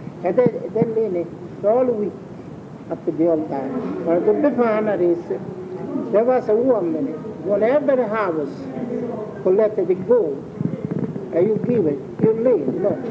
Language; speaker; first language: English; non-native, learner; Italian